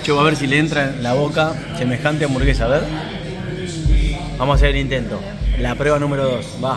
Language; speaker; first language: Spanish; native; Spanish